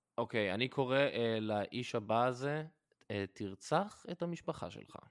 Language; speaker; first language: Hebrew; native; Hebrew